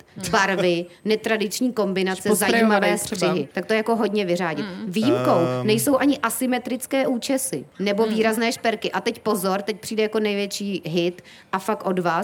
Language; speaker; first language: Czech; native; Czech